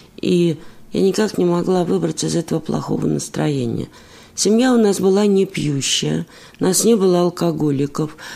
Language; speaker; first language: Russian; native; Russian